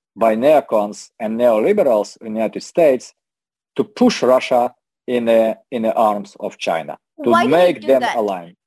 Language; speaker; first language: English; non-native, learner; Russian